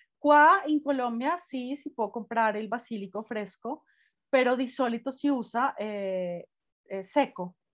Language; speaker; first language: Italian; non-native, fluent; Spanish